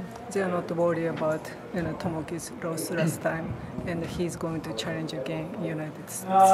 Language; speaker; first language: English; non-native, fluent; Japanese